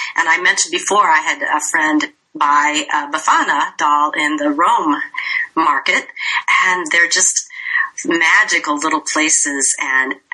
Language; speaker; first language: English; native; English